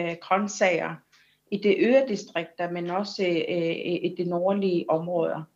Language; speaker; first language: Danish; non-native, local second language; Kalaallisut